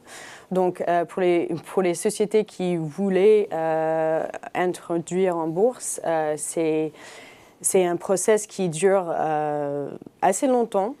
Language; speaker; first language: French; non-native, fluent; English